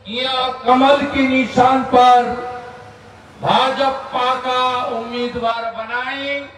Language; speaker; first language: Hindi; non-native, local second language; Bangla